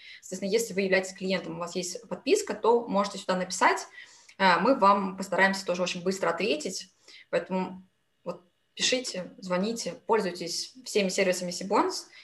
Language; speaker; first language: Russian; native; Russian